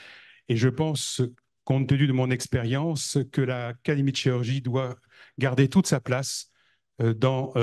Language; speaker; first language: French; native; French